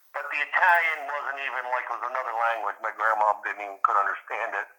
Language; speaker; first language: English; early bilingual, other home language; Italian